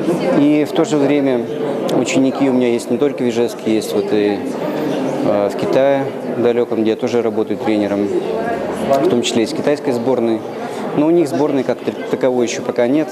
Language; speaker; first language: Russian; native; Russian